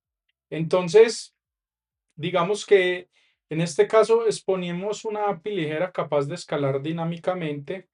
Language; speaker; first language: Spanish; native; Spanish